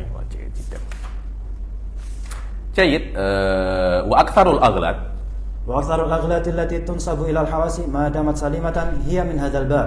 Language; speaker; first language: Arabic; non-native, fluent; Indonesian